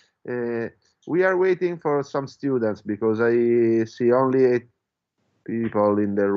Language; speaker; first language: English; non-native, fluent; Italian